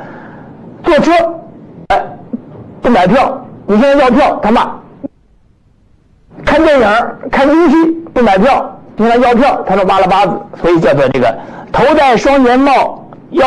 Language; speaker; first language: Chinese; native; Chinese